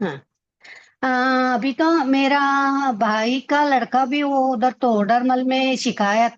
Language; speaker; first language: Hindi; non-native, local second language; Kannada